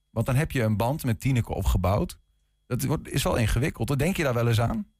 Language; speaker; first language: Dutch; native; Dutch